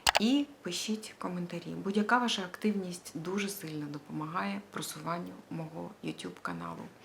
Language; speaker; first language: Ukrainian; non-native, local second language; Russian